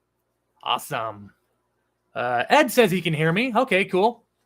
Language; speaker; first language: English; native; English